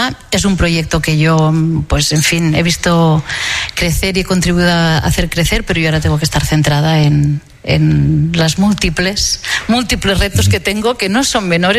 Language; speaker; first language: Spanish; non-native, local second language; Catalan